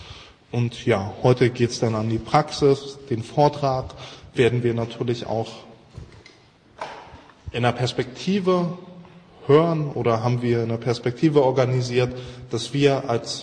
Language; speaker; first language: German; native; German